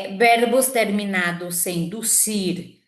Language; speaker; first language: Spanish; non-native, fluent; Portuguese